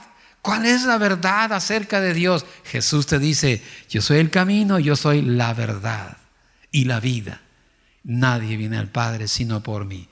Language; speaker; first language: Spanish; native; Spanish